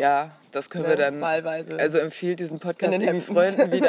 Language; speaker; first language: German; native; German